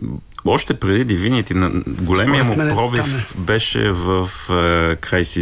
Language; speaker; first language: Bulgarian; native; Bulgarian